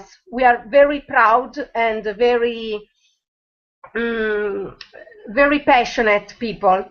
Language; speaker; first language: English; non-native, learner; Italian